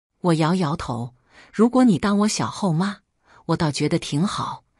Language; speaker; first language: Chinese; native; Chinese